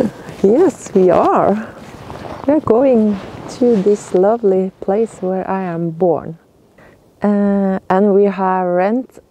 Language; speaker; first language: English; non-native, learner; Norwegian